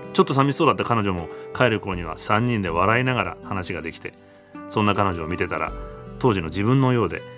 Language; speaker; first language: Japanese; native; Japanese